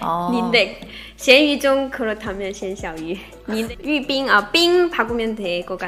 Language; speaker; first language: Korean; non-native, fluent; Chinese